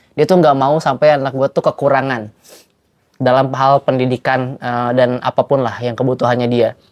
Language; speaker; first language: Indonesian; native; Indonesian